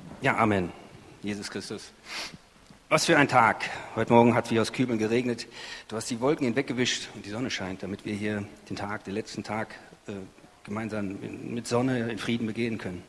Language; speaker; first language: German; native; German